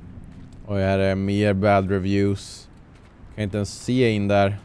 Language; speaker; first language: Swedish; native; Swedish